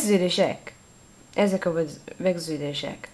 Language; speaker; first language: Hungarian; non-native, learner; Italian